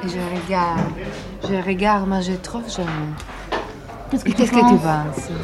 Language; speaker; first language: French; non-native, learner; Italian